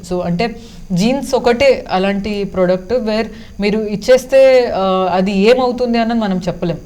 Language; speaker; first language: Telugu; early bilingual, heritage; Telugu